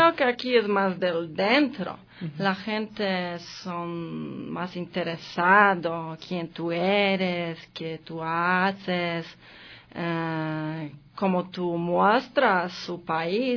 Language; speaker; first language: Spanish; non-native, learner; Polish